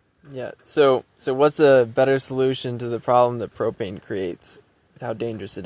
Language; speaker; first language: English; native; English